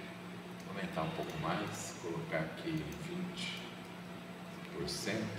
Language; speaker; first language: Portuguese; native; Portuguese